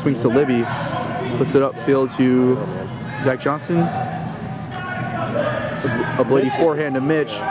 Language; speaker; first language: English; native; English